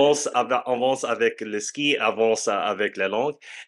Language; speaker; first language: French; non-native, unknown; English